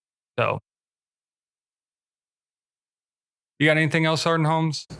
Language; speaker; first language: English; native; English